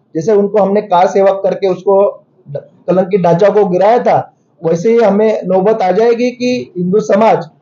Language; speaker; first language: Hindi; non-native, local second language; Marathi